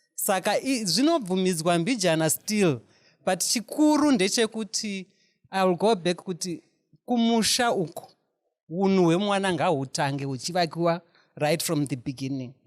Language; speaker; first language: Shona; non-native, local second language; North Ndebele